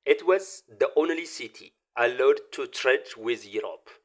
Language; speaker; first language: English; non-native, local second language; Amharic